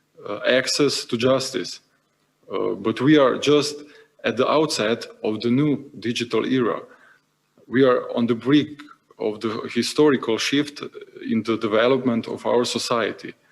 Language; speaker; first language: English; non-native, fluent; Slovenian